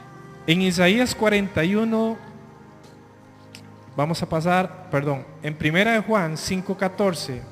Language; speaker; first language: Spanish; native; Spanish